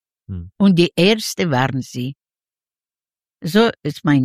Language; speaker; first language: German; non-native, learner; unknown